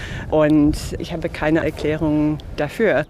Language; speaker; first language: German; non-native, fluent; English